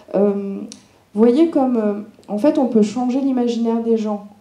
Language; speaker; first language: French; early bilingual, other home language; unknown